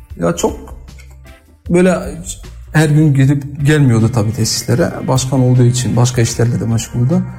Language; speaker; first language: Turkish; early bilingual, heritage; Turkish